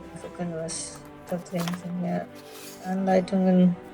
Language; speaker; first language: German; non-native, fluent; Urdu